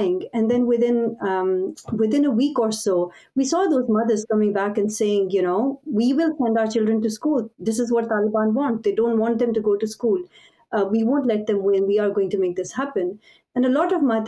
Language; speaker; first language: English; non-native, local second language; Pashto